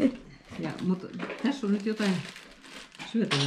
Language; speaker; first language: Finnish; native; Finnish